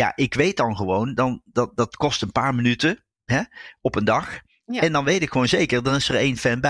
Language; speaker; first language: Dutch; native; Dutch